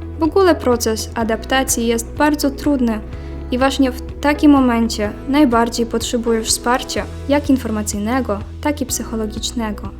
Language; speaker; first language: Polish; non-native, fluent; Ukrainian